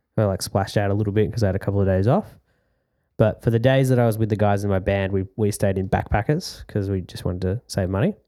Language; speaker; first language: English; native; English